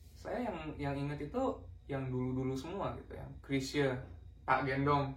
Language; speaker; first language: Indonesian; native; Indonesian